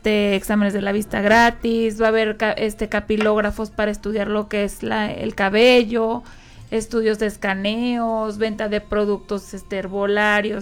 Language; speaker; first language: Spanish; native; Spanish